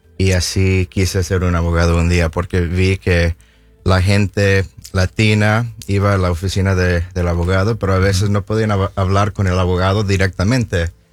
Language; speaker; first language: Spanish; early bilingual, heritage; Spanish